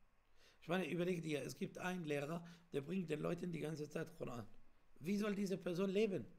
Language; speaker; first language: German; non-native, fluent; Arabic